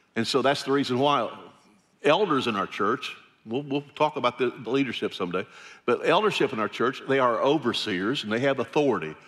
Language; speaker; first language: English; native; English